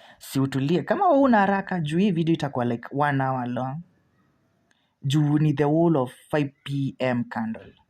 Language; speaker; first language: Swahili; native; Swahili